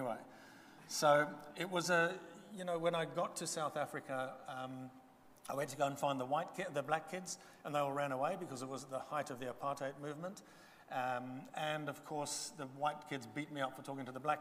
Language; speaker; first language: English; non-native, local second language; Bemba